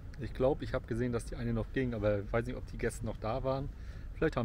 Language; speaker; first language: German; native; German